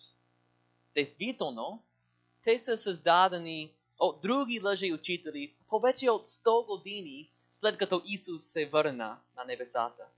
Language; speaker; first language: Bulgarian; non-native, learner; English